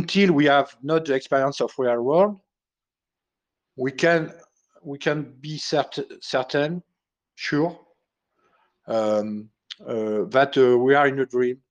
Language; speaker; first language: English; non-native, learner; French